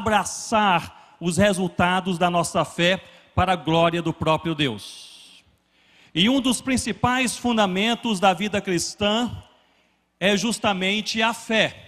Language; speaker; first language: Portuguese; native; Portuguese